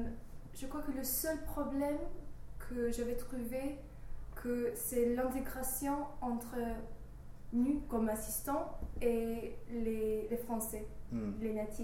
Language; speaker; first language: French; non-native, learner; English